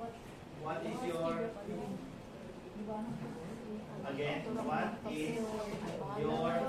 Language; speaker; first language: English; non-native, local second language; Cebuano